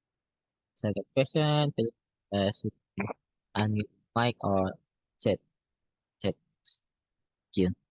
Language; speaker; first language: English; non-native, learner; Indonesian